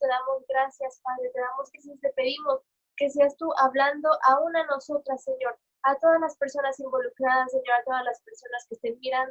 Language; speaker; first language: Spanish; native; Spanish